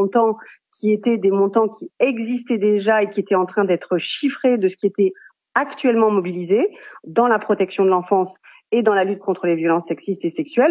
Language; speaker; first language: French; native; French